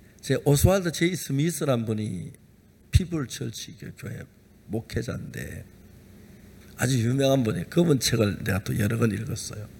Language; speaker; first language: Korean; native; Korean